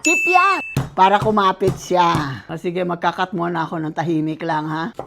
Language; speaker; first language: Filipino; native; Filipino